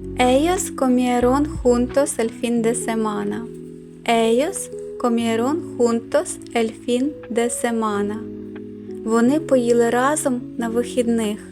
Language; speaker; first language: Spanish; non-native, fluent; Ukrainian